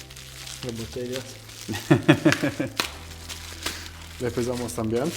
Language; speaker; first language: Spanish; non-native, learner; Italian